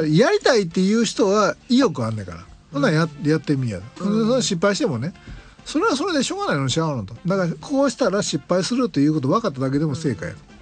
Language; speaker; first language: Japanese; native; Japanese